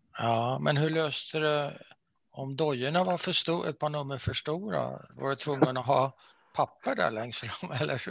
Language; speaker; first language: Swedish; native; Swedish